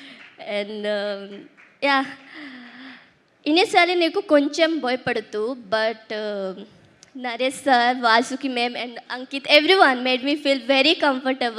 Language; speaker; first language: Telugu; non-native, learner; Odia